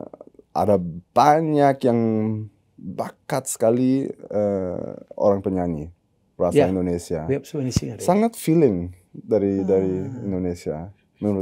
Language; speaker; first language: Indonesian; early bilingual, heritage; German